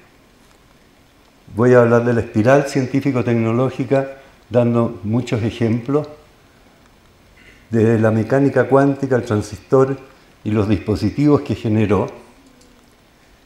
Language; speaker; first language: Spanish; native; Spanish